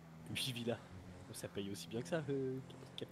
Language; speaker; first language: French; native; French